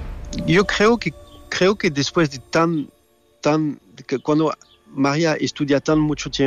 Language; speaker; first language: Spanish; non-native, learner; French